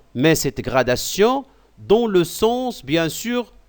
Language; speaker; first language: French; non-native, local second language; Arabic